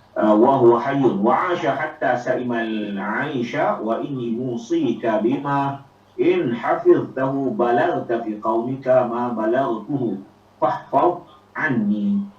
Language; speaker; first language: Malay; native; Malay